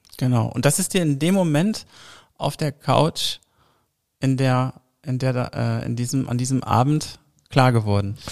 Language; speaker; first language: German; native; German